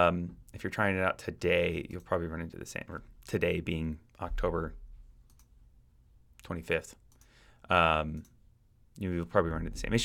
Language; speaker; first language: English; native; English